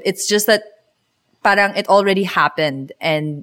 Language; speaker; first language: English; non-native, local second language; Filipino